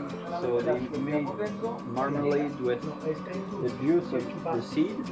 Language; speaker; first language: English; non-native, fluent; French